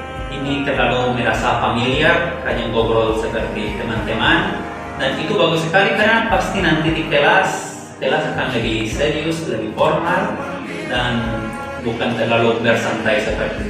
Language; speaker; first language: Indonesian; non-native, learner; Spanish